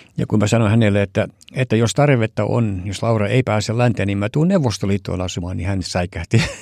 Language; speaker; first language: Finnish; early bilingual, heritage; Finnish